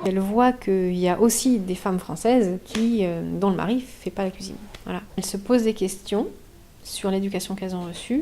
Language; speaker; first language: French; native; French